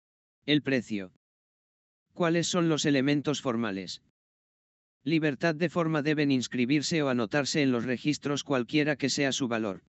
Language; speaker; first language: Spanish; native; Spanish